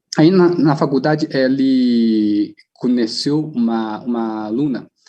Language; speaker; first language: Portuguese; non-native, fluent; Chinese